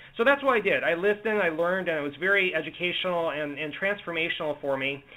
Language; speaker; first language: English; native; English